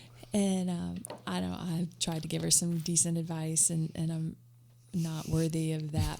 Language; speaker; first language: English; native; English